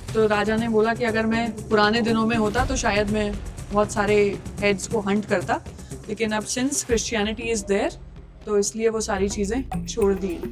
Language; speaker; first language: Hindi; native; Hindi